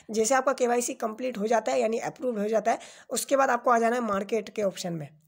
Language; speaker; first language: Hindi; native; Hindi